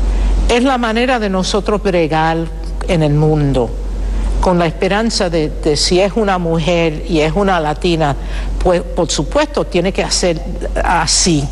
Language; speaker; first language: Spanish; early bilingual, heritage; Spanish